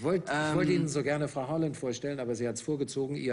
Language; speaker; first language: German; native; German